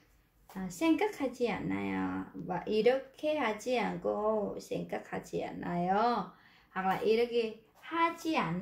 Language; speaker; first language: Korean; non-native, fluent; Vietnamese